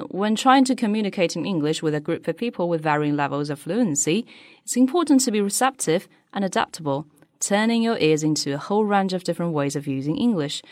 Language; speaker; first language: English; non-native, fluent; Chinese